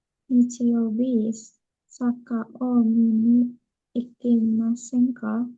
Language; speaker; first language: Japanese; non-native, learner; Indonesian